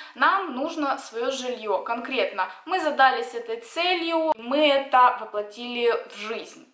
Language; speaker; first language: Russian; native; Russian